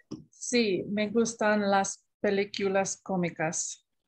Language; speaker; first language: Spanish; non-native, learner; English